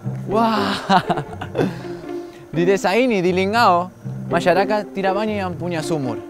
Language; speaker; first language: Malay; non-native, fluent; Spanish